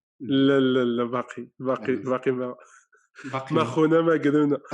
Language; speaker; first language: Arabic; native; Arabic